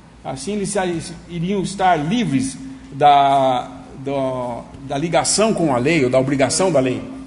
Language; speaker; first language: Portuguese; native; Portuguese